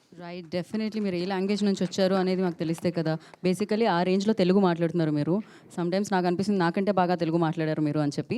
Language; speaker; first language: Telugu; native; Telugu